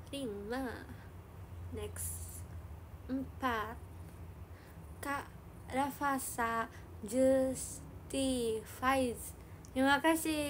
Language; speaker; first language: Indonesian; non-native, learner; Japanese